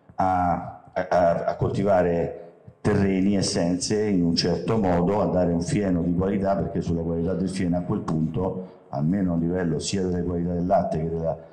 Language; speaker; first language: Italian; native; Italian